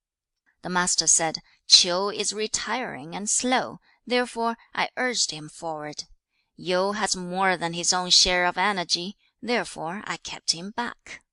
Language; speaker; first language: English; non-native, fluent; Chinese